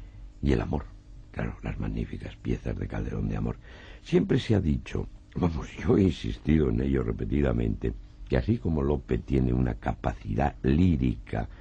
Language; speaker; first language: Spanish; native; Spanish